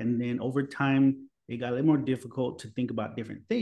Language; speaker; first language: English; native; English